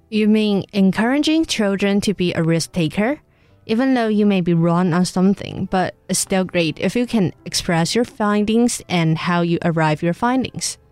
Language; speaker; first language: English; non-native, fluent; Chinese